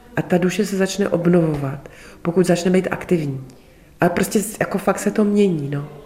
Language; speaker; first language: Czech; native; Czech